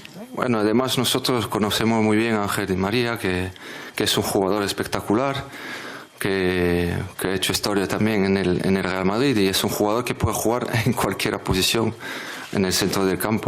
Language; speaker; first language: Spanish; non-native, fluent; French